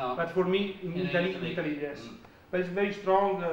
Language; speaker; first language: English; non-native, learner; Italian